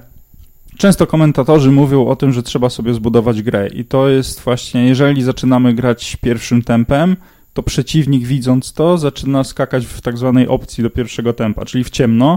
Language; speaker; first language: Polish; native; Polish